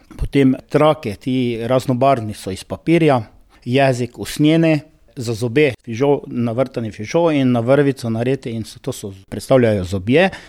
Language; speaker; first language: Slovenian; native; Slovenian